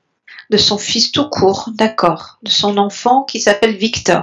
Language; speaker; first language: French; native; French